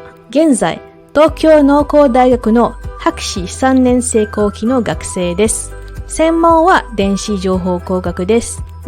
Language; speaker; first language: Japanese; non-native, fluent; Malay